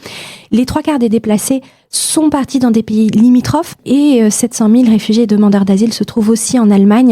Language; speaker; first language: French; native; French